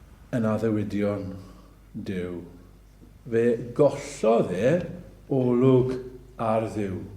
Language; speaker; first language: Welsh; native; Welsh